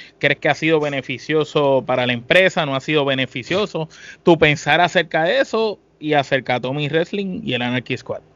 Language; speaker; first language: Spanish; native; Spanish